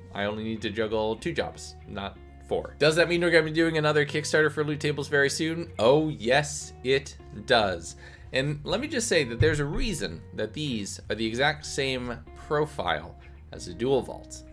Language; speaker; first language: English; native; English